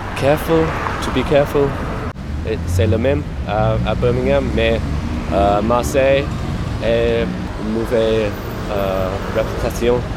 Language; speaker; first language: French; non-native, learner; English